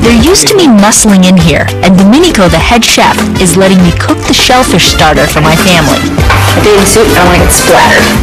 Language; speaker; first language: English; early bilingual, other home language; Italian